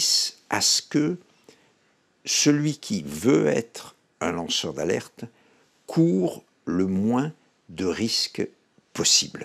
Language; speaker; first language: French; native; French